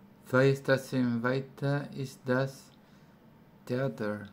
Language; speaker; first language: German; non-native, learner; Spanish